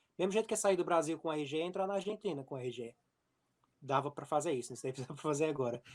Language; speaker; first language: Portuguese; native; Portuguese